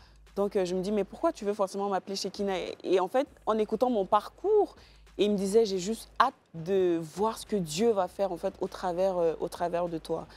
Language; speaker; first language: French; native; French